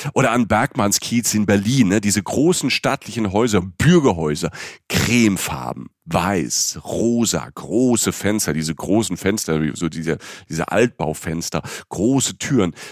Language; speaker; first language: German; native; German